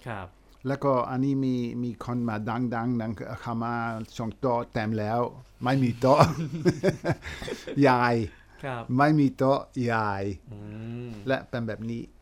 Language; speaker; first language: Thai; non-native, fluent; Dutch